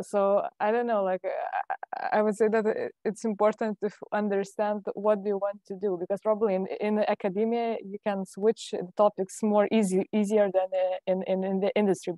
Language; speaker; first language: English; non-native, fluent; Lithuanian